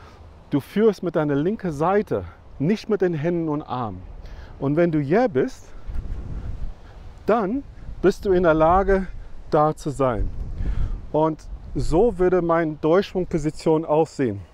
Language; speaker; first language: German; non-native, fluent; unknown